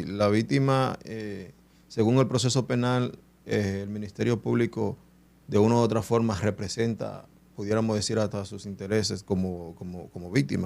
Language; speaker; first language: Spanish; native; Spanish